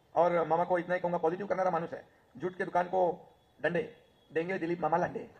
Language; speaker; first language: Hindi; non-native, local second language; Marathi